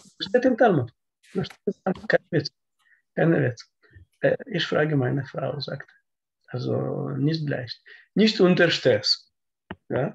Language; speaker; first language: German; non-native, learner; Russian